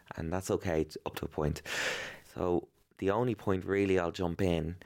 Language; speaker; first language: English; native; English